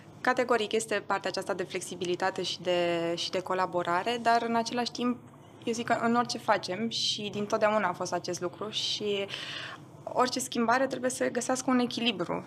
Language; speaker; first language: Romanian; non-native, local second language; German